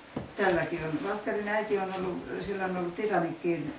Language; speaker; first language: Finnish; native; Finnish